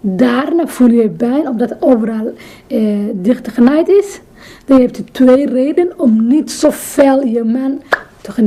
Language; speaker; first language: Dutch; non-native, learner; Somali